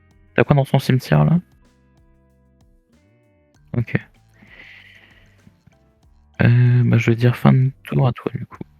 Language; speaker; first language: French; native; French